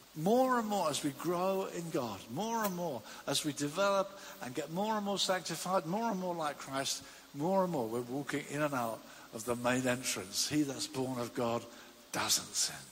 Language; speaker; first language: English; native; English